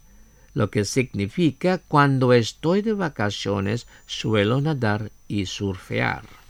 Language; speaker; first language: Spanish; non-native, fluent; Indonesian